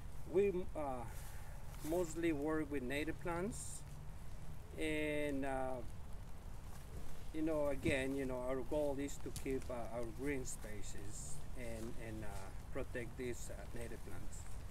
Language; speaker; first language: English; non-native, fluent; Spanish